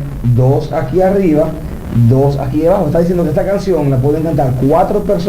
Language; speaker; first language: Spanish; native; Spanish